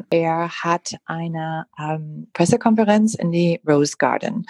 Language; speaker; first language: German; non-native, fluent; English